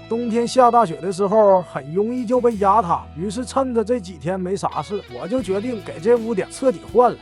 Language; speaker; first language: Chinese; native; Chinese